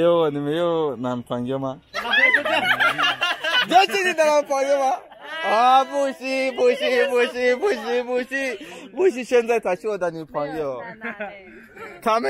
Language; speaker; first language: Chinese; non-native, learner; Rundi